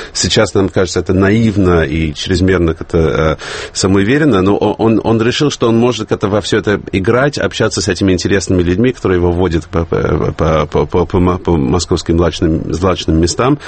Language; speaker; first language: Russian; early bilingual, heritage; Russian